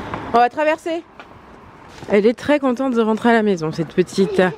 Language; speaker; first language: French; native; French